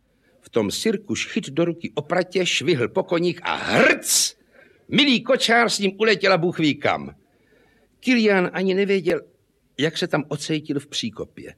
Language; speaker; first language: Czech; native; Czech